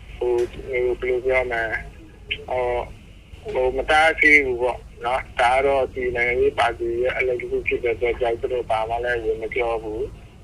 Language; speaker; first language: Burmese; non-native, local second language; Mon